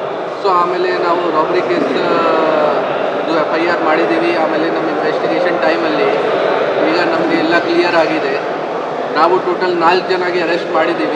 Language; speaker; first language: Kannada; non-native, local second language; Hindi